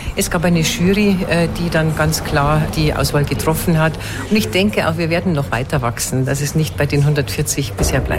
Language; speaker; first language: German; native; German